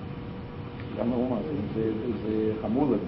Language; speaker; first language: Hebrew; non-native, fluent; Russian